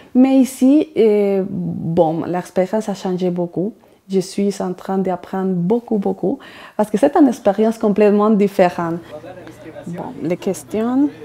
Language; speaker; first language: French; non-native, fluent; Spanish